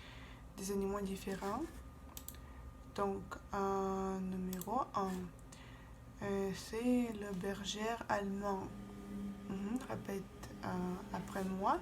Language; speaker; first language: French; non-native, fluent; Russian